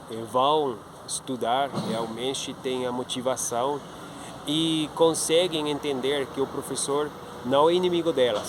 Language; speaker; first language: Portuguese; non-native, fluent; Spanish